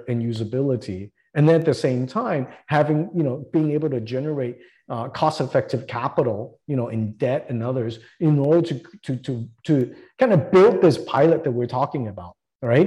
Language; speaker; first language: English; non-native, local second language; Cantonese